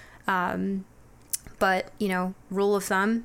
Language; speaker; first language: English; native; English